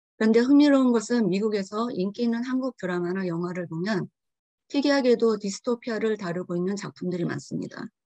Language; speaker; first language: Korean; early bilingual, heritage; Korean